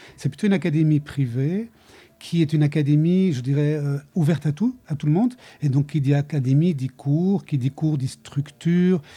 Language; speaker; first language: French; native; French